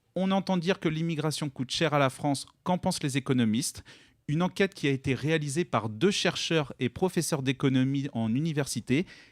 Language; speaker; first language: French; native; French